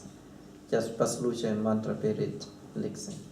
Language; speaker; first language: Russian; non-native, learner; Thai